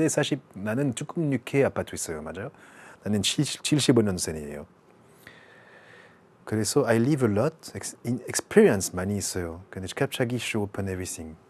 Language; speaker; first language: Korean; non-native, learner; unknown